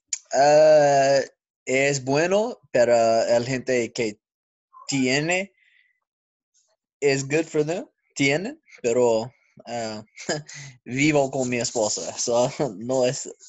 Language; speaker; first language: Spanish; non-native, learner; English